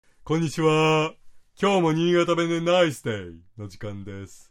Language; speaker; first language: Japanese; native; Japanese